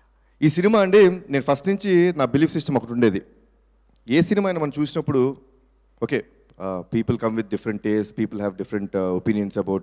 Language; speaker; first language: Telugu; native; Telugu